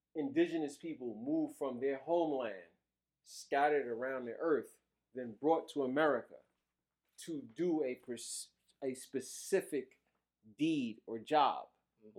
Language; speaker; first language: English; native; English